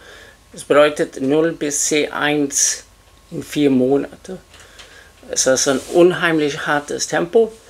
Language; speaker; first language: German; non-native, fluent; Swedish